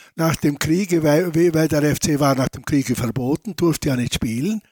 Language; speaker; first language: German; native; German